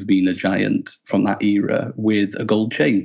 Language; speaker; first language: English; native; English